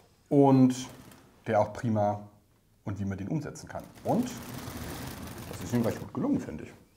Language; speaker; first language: German; native; German